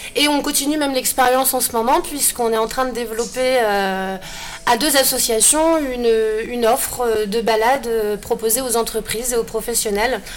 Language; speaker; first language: French; native; French